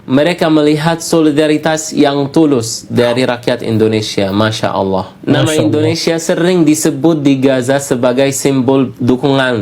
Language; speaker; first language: Indonesian; non-native, fluent; Arabic